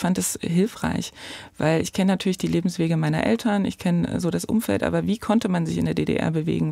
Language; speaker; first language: German; native; German